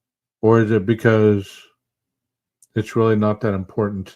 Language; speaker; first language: English; native; English